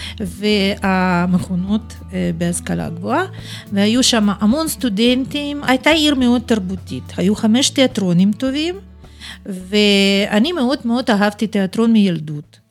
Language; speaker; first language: Hebrew; non-native, fluent; Russian